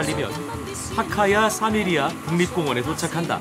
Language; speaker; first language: Korean; native; Korean